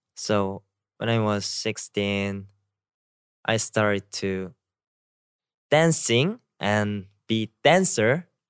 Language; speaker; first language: English; non-native, learner; Korean